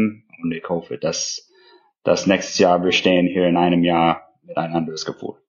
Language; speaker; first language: German; non-native, fluent; English